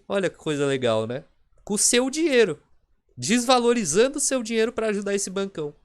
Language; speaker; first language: Portuguese; native; Portuguese